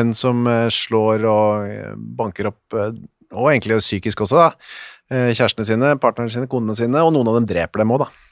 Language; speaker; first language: Norwegian; native; Norwegian